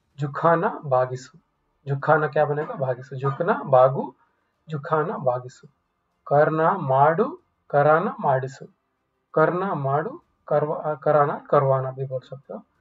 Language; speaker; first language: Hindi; non-native, local second language; Kannada